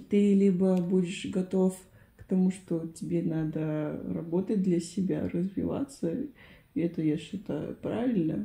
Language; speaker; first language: Russian; non-native, fluent; Spanish